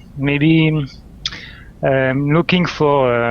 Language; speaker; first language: English; non-native, learner; French